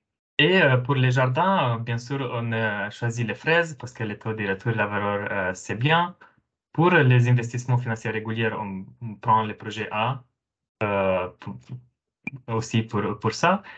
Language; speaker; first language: French; non-native, fluent; Romanian